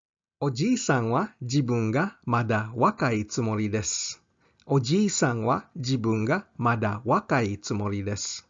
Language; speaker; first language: Japanese; non-native, fluent; English